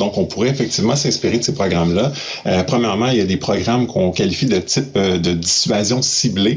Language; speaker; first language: French; native; French